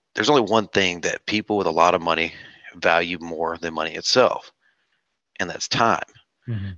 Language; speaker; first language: English; native; English